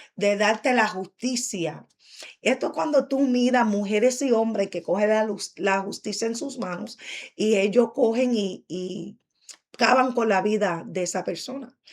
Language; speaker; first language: Spanish; early bilingual, heritage; Spanish